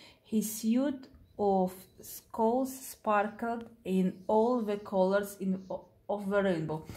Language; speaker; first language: English; non-native, learner; Russian